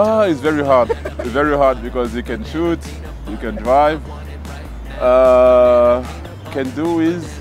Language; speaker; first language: English; non-native, fluent; French